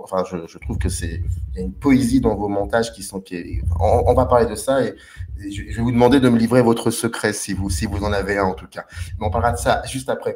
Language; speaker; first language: French; native; French